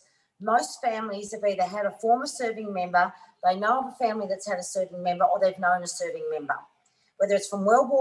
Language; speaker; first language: English; native; English